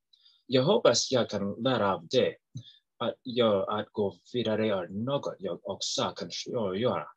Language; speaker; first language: Swedish; non-native, learner; English